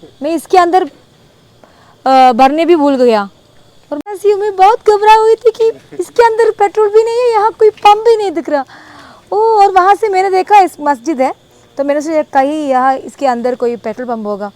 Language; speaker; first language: Hindi; non-native, local second language; Malayalam